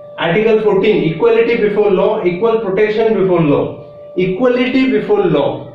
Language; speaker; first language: English; non-native, local second language; Odia